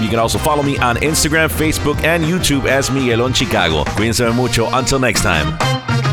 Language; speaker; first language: English; early bilingual, other home language; Spanish